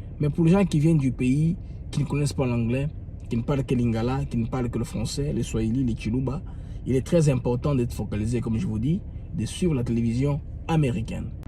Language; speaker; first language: French; non-native, local second language; Lingala